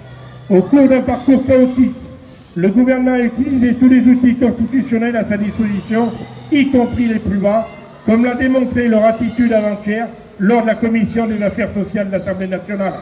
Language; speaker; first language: French; native; French